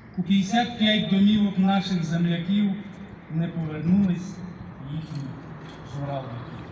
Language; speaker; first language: Ukrainian; native; Ukrainian